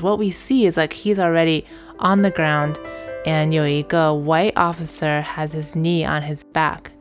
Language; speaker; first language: English; early bilingual, other home language; Chinese